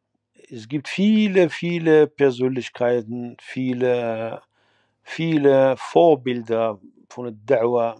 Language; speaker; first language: German; non-native, fluent; Arabic